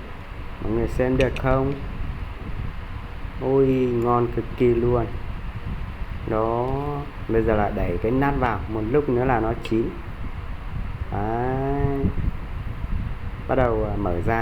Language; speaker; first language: Vietnamese; non-native, local second language; Hmong